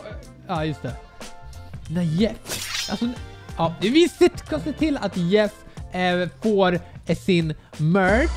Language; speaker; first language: Swedish; native; Swedish